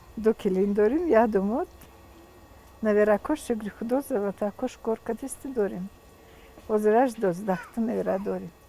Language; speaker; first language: Tajik; native; Tajik